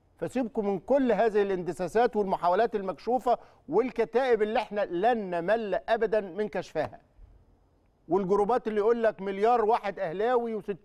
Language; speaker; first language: Arabic; native; Arabic